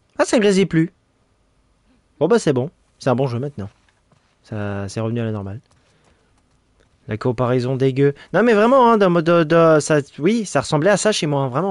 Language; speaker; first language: French; native; French